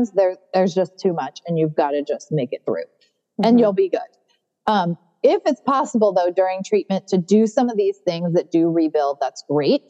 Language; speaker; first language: English; native; English